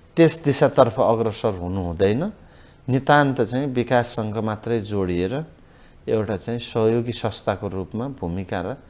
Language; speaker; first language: Nepali; native; Nepali